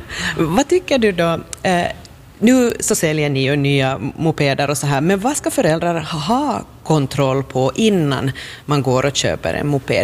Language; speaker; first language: Swedish; native; Swedish